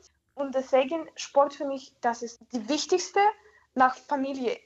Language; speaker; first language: German; non-native, learner; Ukrainian